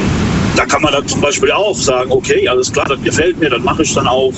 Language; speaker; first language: German; native; German